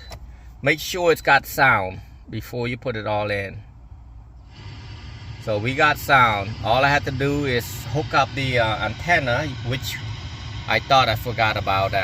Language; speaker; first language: English; non-native, local second language; Khmer